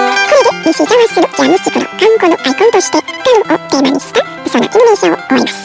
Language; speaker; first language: Japanese; non-native, fluent; Indonesian